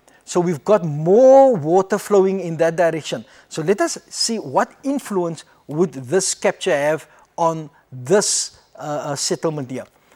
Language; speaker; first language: English; non-native, local second language; Afrikaans